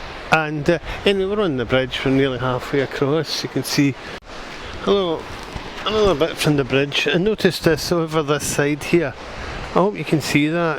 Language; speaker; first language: English; native; English